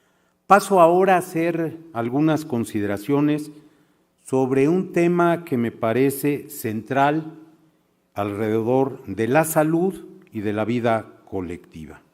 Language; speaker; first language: Spanish; native; Spanish